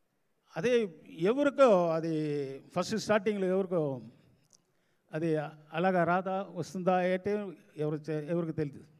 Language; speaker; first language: Telugu; non-native, learner; Tamil